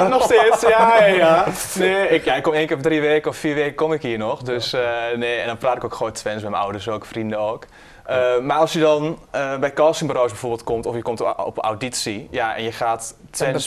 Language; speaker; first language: Dutch; native; Dutch